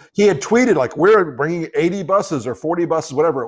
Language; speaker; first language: English; native; English